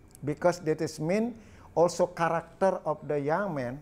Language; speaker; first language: English; non-native, learner; Balinese